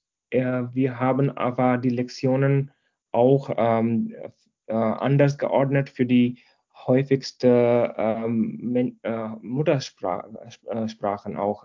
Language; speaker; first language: German; non-native, fluent; Hindi